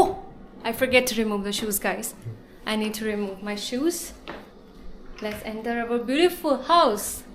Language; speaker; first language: English; non-native, local second language; Hindi